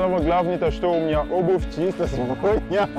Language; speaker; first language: Russian; non-native, learner; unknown